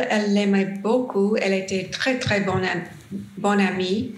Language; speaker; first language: French; non-native, learner; English